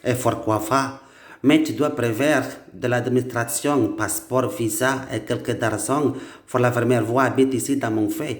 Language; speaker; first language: French; non-native, learner; Indonesian